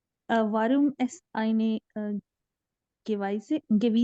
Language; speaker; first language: German; non-native, learner; Urdu